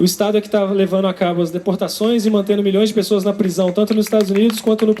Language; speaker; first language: Portuguese; native; Portuguese